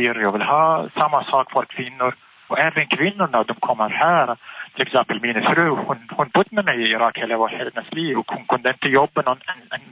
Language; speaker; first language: Swedish; non-native, learner; Arabic